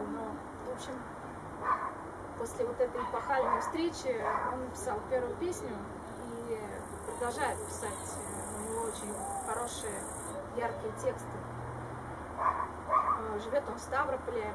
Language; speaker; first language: Russian; native; Russian